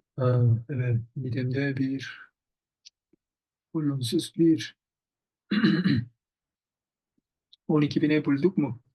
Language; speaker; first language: Turkish; non-native, fluent; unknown